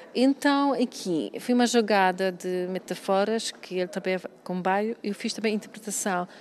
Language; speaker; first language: Portuguese; non-native, fluent; Polish